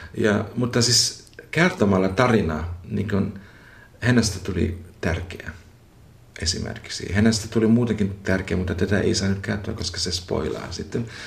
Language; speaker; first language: Finnish; non-native, fluent; German